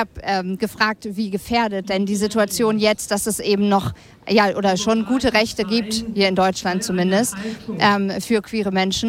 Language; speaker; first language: German; native; German